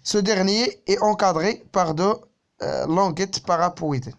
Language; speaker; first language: French; non-native, local second language; Arabic